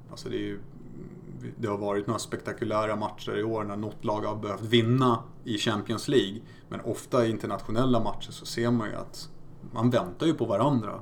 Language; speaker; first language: Swedish; early bilingual, other home language; Polish